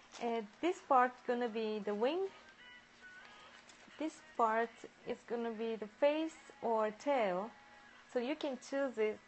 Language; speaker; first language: English; non-native, learner; Japanese